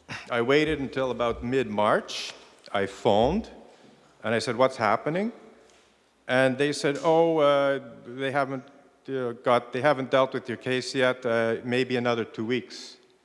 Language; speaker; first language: English; native; English